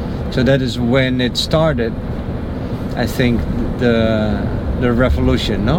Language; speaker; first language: English; non-native, fluent; Dutch